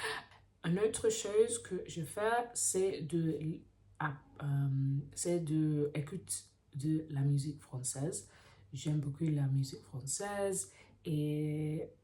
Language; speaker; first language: French; non-native, learner; English